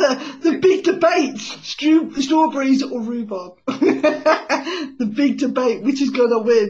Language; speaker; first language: English; native; English